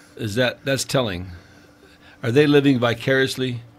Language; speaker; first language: English; native; English